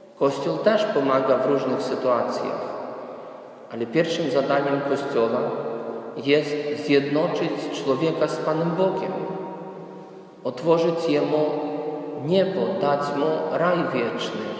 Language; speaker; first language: Polish; non-native, fluent; Ukrainian